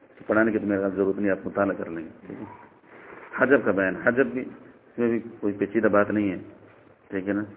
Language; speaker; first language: Urdu; non-native, local second language; Northern Hindko